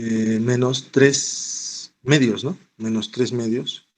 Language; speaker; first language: Spanish; native; Spanish